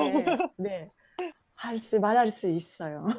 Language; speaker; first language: Korean; non-native, fluent; Japanese